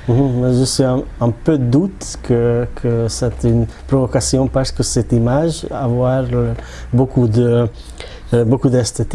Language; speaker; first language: French; non-native, learner; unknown